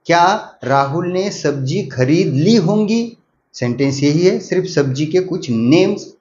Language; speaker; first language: Hindi; non-native, local second language; Marathi